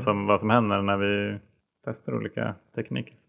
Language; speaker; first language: Swedish; native; Swedish